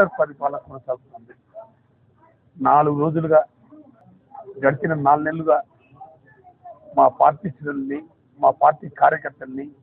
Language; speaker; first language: Telugu; native; Telugu